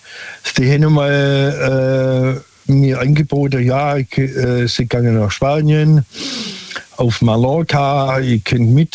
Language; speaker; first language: German; native; German